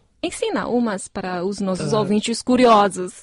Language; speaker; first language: Portuguese; non-native, fluent; Chinese